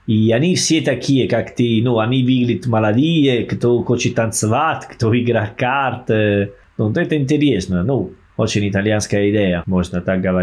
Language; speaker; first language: Russian; non-native, learner; Italian